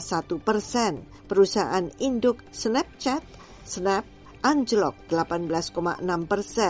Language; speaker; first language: Indonesian; native; Indonesian